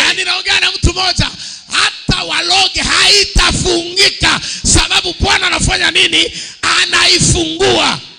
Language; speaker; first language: Swahili; native; Swahili